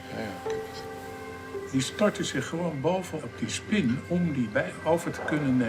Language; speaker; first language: Dutch; native; Dutch